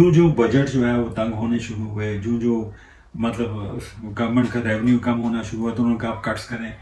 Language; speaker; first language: Urdu; non-native, local second language; Punjabi